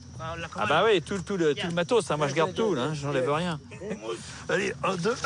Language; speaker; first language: French; native; French